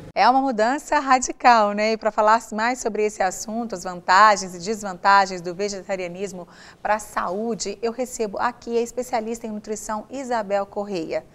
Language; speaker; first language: Portuguese; native; Portuguese